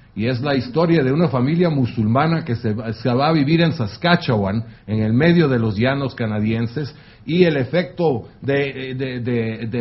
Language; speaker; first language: Spanish; non-native, fluent; French